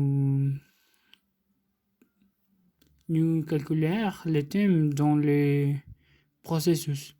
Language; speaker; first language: French; non-native, learner; Spanish